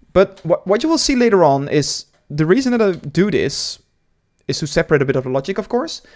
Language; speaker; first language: English; non-native, fluent; Dutch